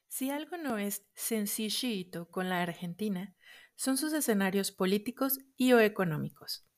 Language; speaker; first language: Spanish; native; Spanish